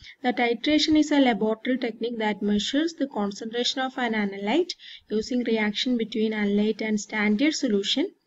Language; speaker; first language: English; non-native, local second language; Malayalam